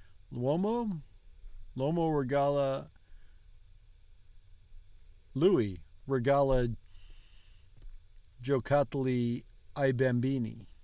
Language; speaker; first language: Italian; non-native, learner; English